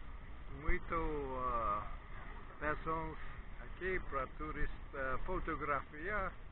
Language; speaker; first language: Portuguese; non-native, learner; English